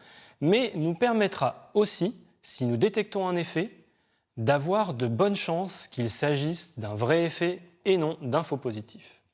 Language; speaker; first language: French; native; French